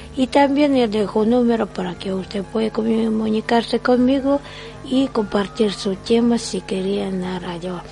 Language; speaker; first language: Spanish; non-native, learner; Russian